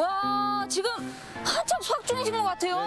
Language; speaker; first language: Korean; native; Korean